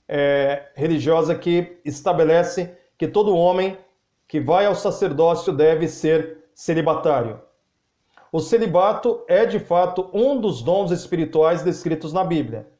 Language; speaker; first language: Portuguese; native; Portuguese